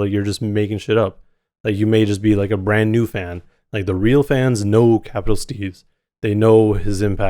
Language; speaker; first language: English; native; English